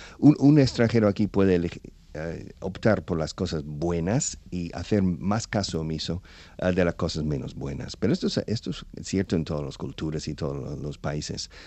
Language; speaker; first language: Spanish; non-native, fluent; English